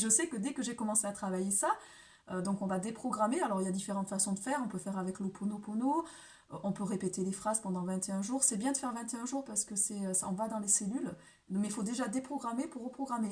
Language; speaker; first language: French; native; French